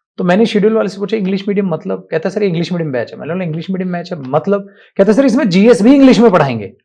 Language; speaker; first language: Hindi; native; Hindi